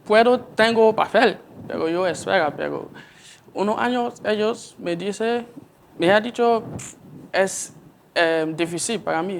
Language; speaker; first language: Spanish; non-native, learner; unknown